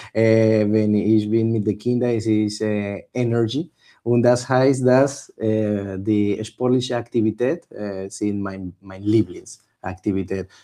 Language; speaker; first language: German; non-native, fluent; Spanish